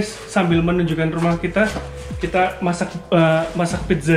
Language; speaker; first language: Indonesian; native; Indonesian